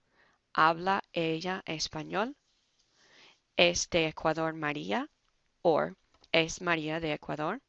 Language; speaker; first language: Spanish; non-native, fluent; English